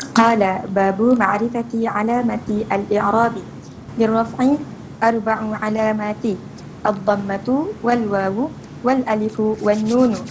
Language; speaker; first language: Arabic; non-native, learner; Malay